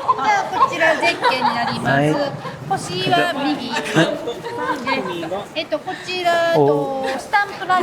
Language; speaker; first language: Japanese; native; Japanese